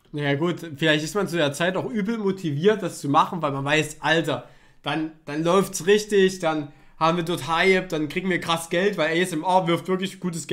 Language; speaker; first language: German; native; German